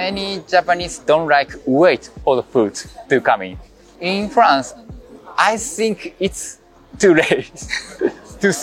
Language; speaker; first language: English; non-native, learner; Japanese